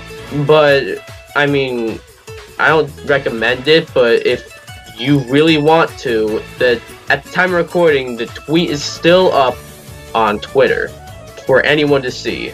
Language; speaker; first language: English; native; English